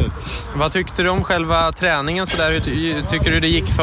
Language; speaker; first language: Swedish; native; Swedish